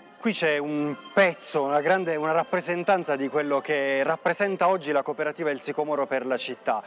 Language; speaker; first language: Italian; native; Italian